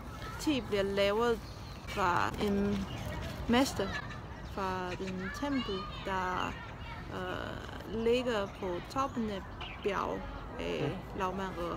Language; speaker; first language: Danish; non-native, fluent; Chinese